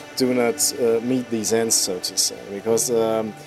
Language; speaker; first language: English; non-native, fluent; German